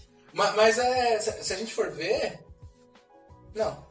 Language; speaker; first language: Portuguese; native; Portuguese